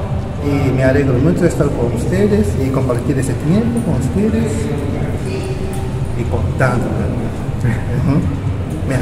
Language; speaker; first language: Spanish; non-native, learner; Japanese